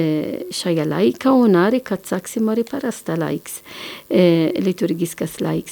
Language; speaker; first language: Latvian; non-native, learner; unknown